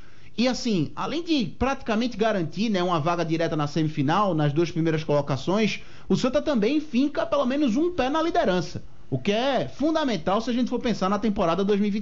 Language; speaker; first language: Portuguese; native; Portuguese